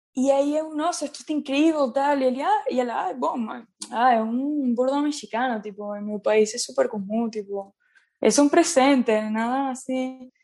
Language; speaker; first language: Portuguese; non-native, learner; Spanish